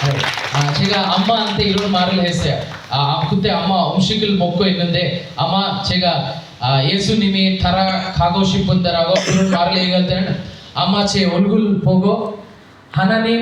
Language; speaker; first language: Korean; non-native, learner; Telugu